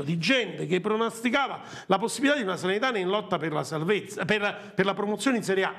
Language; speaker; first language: Italian; native; Italian